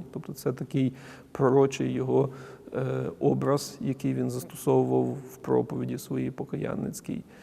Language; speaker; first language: Ukrainian; native; Ukrainian